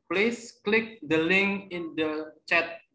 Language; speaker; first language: English; non-native, learner; Indonesian